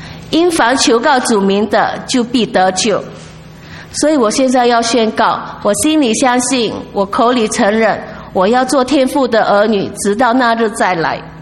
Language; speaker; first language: Chinese; non-native, local second language; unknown